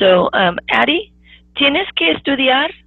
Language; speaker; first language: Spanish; non-native, fluent; English